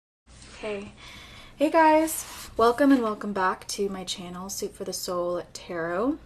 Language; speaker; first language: English; native; English